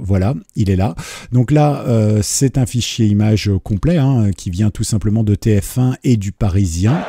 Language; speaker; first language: French; native; French